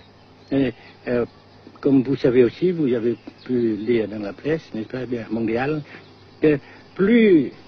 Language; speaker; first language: French; non-native, fluent; Vietnamese